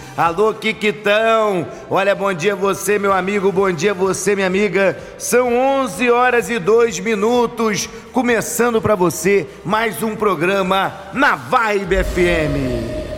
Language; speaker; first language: Portuguese; native; Portuguese